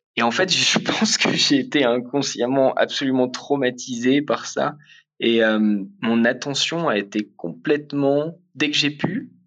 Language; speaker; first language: French; native; French